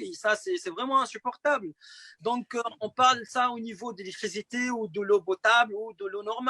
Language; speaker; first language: French; non-native, fluent; Arabic